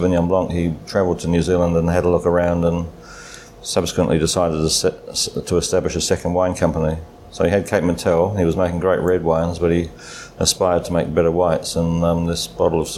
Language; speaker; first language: English; native; English